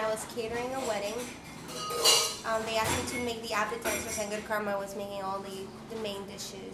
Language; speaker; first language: English; non-native, fluent; Spanish